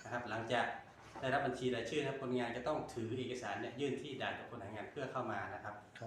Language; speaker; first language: Thai; native; Thai